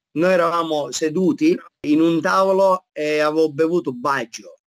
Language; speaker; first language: Italian; native; Italian